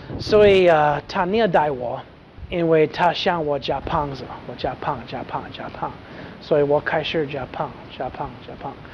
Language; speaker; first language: Chinese; non-native, learner; English